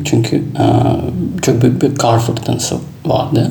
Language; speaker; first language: Turkish; non-native, fluent; Russian